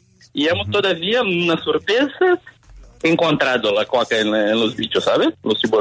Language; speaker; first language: Spanish; non-native, learner; Portuguese